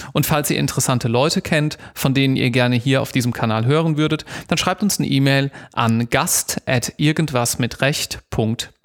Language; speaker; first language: German; native; German